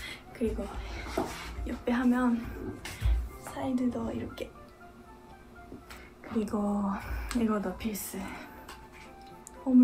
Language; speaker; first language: Korean; non-native, fluent; Japanese